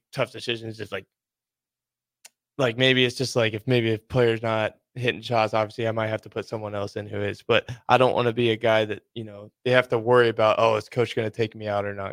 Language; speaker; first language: English; native; English